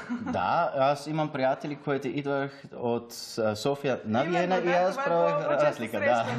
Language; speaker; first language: Bulgarian; non-native, learner; German